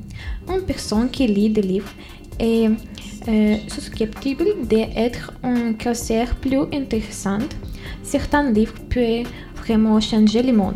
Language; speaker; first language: French; non-native, learner; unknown